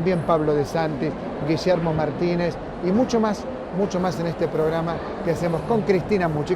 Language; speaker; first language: Spanish; native; Spanish